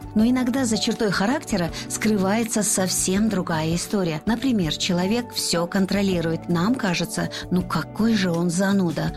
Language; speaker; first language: Russian; non-native, local second language; Tajik